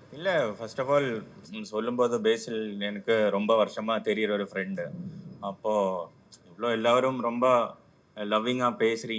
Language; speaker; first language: Tamil; non-native, local second language; Malayalam